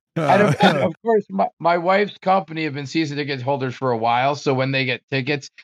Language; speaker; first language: English; native; English